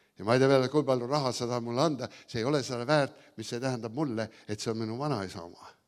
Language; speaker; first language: Estonian; early bilingual, heritage; Estonian